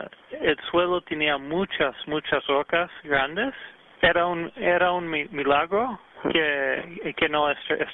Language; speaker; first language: Spanish; early bilingual, heritage; English